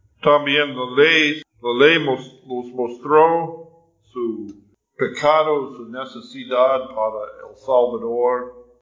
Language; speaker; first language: Spanish; non-native, fluent; English